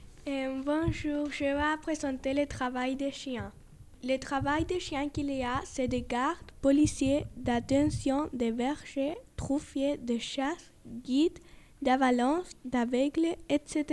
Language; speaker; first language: French; non-native, learner; Spanish